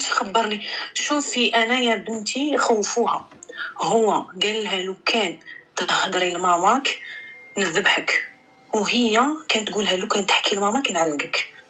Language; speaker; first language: Arabic; native; Arabic